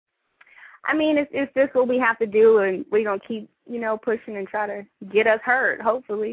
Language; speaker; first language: English; native; English